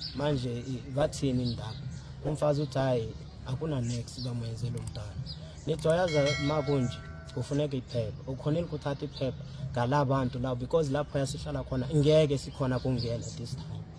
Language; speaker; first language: Zulu; non-native, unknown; Nyanja